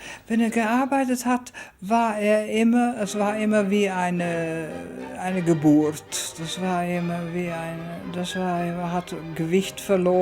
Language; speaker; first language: German; early bilingual, heritage; German